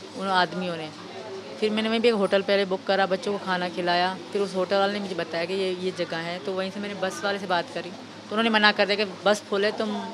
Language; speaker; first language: Urdu; non-native, local second language; Sindhi